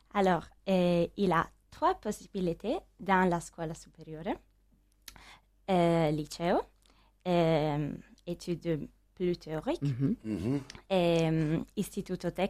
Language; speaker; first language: French; non-native, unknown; Italian